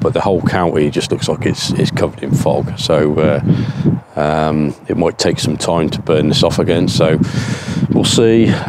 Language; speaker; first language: English; native; English